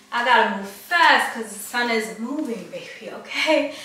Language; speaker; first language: English; native; English